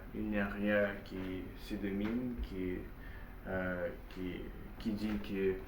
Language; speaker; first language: French; non-native, learner; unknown